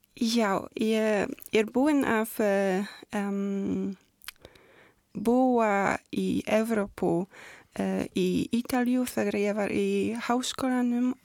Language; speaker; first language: Icelandic; non-native, learner; Polish